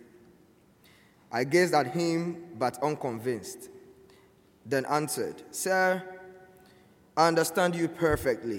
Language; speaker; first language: English; non-native, local second language; Akan